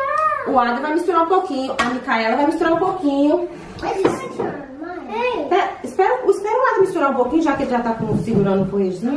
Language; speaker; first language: Portuguese; native; Portuguese